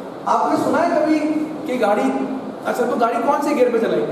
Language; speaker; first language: Hindi; native; Hindi